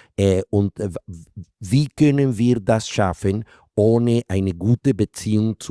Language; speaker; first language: German; non-native, fluent; Spanish